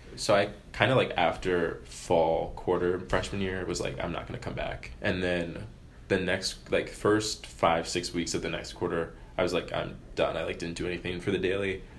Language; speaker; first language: English; native; English